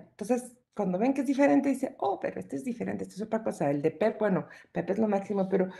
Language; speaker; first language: Spanish; native; Spanish